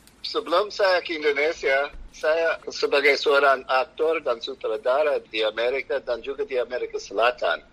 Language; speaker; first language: Indonesian; non-native, fluent; English